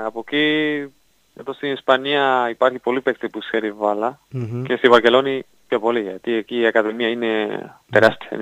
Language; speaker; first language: Greek; non-native, learner; Spanish